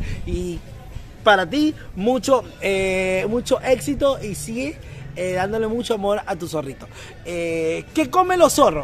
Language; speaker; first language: Spanish; native; Spanish